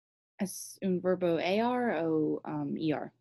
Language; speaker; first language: Spanish; non-native, learner; English